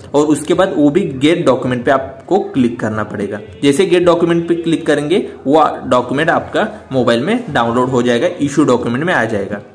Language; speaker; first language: Hindi; non-native, local second language; Marathi